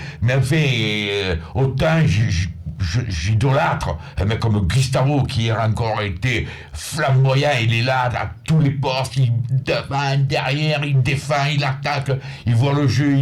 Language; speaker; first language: French; native; French